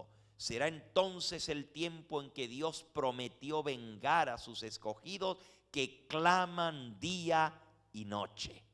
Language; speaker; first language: Spanish; native; Spanish